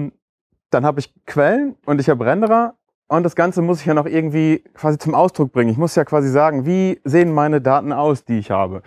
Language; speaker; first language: German; native; German